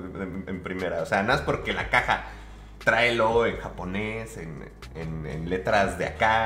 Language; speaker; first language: Spanish; native; Spanish